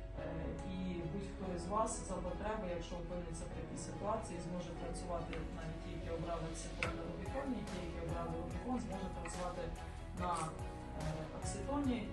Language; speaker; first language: Ukrainian; native; Ukrainian